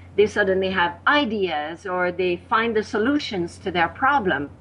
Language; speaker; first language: English; non-native, fluent; French